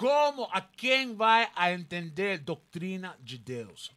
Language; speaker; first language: Portuguese; non-native, learner; Spanish